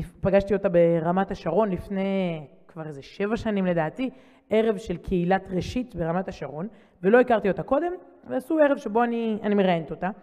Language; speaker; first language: Hebrew; native; Hebrew